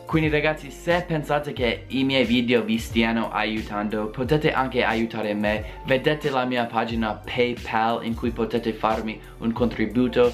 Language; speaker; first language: Italian; non-native, fluent; English